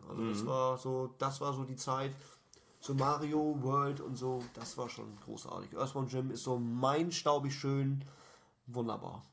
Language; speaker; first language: German; native; German